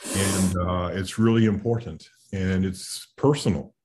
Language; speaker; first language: English; native; English